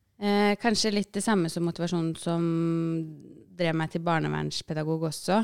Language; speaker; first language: Norwegian; early bilingual, other home language; Arabic